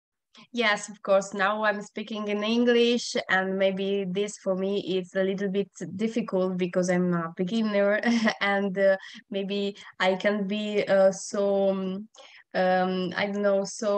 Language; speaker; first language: English; non-native, learner; Italian